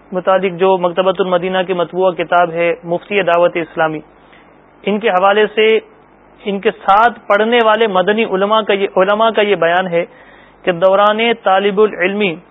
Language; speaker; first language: Urdu; native; Urdu